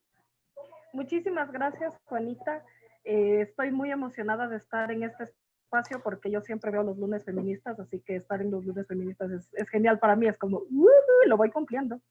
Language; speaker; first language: Spanish; native; Spanish